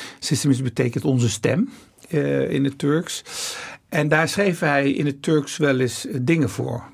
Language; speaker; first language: Dutch; early bilingual, other home language; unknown